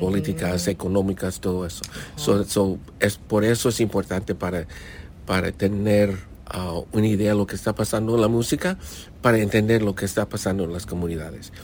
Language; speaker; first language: Spanish; early bilingual, heritage; English